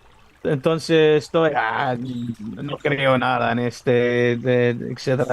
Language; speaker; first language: Spanish; non-native, learner; English